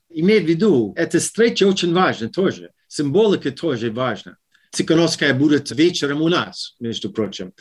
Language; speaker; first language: Russian; non-native, learner; English